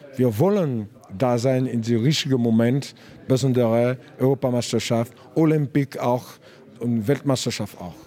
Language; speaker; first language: German; non-native, learner; French